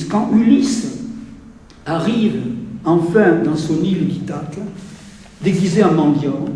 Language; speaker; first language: French; native; French